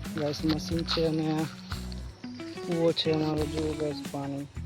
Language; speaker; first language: Gujarati; non-native, local second language; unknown